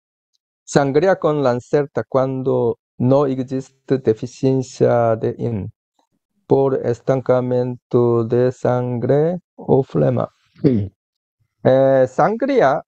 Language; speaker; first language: Spanish; non-native, learner; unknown